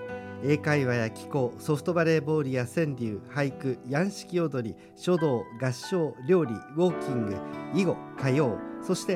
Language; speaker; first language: Japanese; native; Japanese